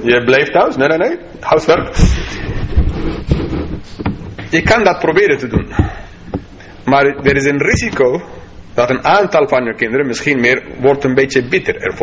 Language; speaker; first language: Dutch; non-native, fluent; English